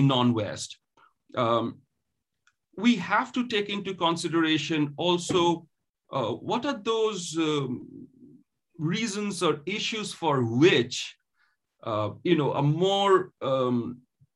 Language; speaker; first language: English; non-native, local second language; Bangla